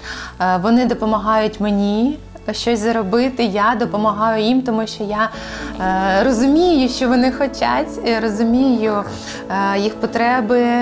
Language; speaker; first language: Ukrainian; native; Ukrainian